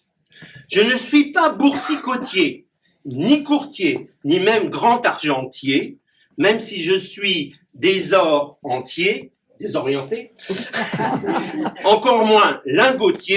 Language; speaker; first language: French; native; French